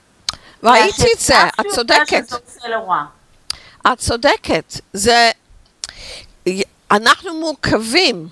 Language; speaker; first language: Hebrew; non-native, fluent; English